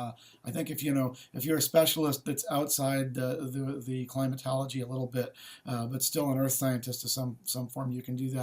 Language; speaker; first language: English; native; English